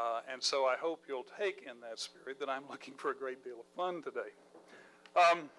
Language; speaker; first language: English; native; English